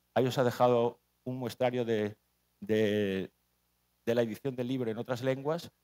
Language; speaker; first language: Spanish; native; Spanish